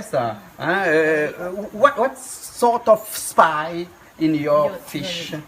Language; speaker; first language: English; non-native, learner; Réunion Creole French